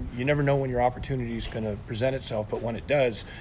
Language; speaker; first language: English; native; English